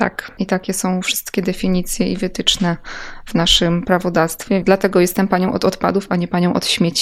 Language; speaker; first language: Polish; native; Polish